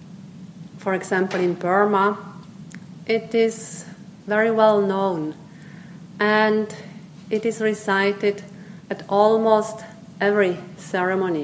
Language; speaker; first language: English; non-native, fluent; Swiss German